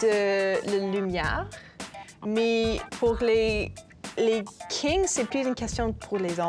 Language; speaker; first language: French; non-native, local second language; English